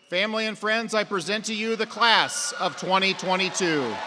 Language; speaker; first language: English; native; English